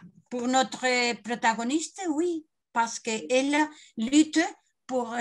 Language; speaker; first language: French; non-native, learner; Spanish